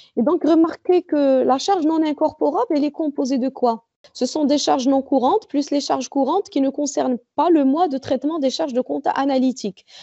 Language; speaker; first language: French; non-native, local second language; Arabic